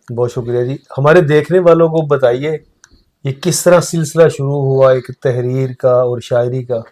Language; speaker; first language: Urdu; native; Urdu